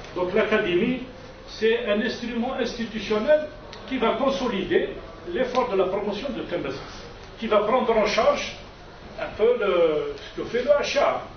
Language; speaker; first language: French; non-native, local second language; Kabyle